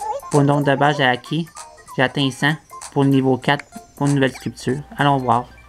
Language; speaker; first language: French; native; French